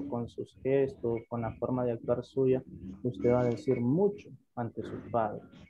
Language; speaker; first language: Spanish; native; Spanish